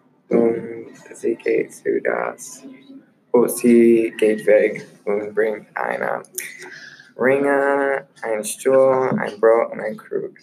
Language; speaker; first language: German; non-native, learner; English